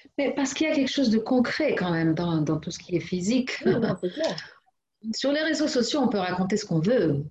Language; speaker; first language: French; non-native, local second language; Arabic